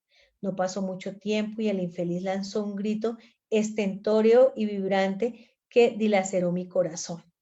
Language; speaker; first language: Spanish; native; Spanish